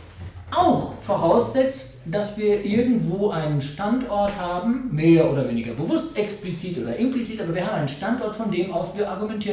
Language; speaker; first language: German; native; German